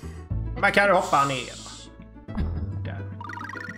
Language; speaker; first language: Swedish; native; Swedish